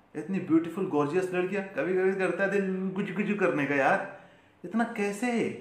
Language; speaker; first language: Hindi; native; Hindi